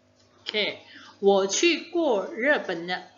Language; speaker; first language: Chinese; non-native, fluent; Indonesian